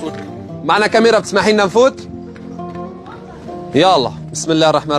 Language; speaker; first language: Arabic; native; Arabic